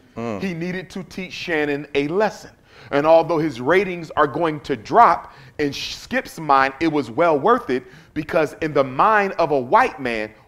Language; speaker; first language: English; native; English